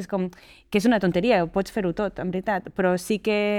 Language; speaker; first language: Catalan; non-native, local second language; Spanish